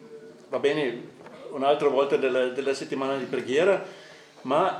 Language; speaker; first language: Italian; non-native, fluent; German